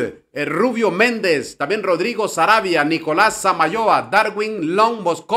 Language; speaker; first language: Spanish; native; Spanish